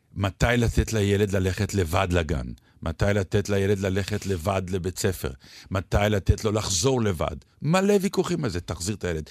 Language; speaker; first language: Hebrew; native; Hebrew